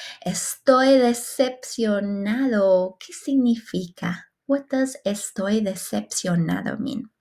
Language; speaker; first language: Spanish; non-native, fluent; English